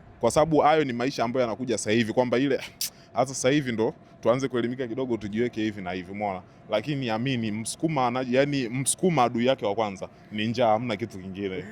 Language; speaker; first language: Swahili; native; Swahili